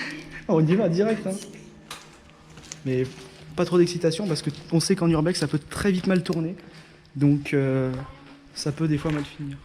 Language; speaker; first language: French; native; French